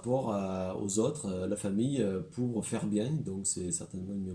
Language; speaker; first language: French; native; French